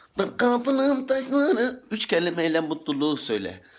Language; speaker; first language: Turkish; native; Turkish